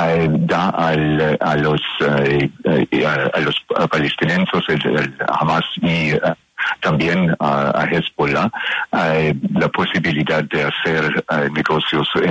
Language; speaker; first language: Spanish; non-native, learner; English